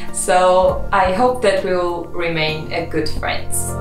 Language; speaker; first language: English; non-native, fluent; Georgian